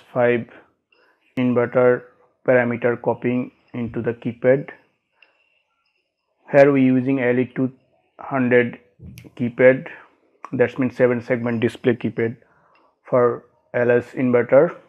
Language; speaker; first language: English; non-native, learner; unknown